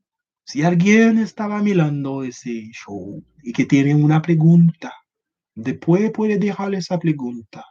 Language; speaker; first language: Spanish; non-native, learner; Haitian Creole